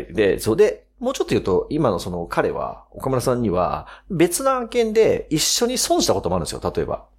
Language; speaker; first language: Japanese; native; Japanese